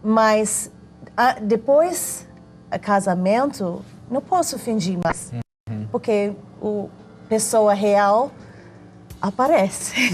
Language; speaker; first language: Portuguese; non-native, learner; English